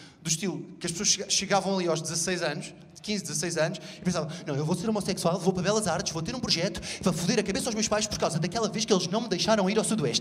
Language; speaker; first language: Portuguese; native; Portuguese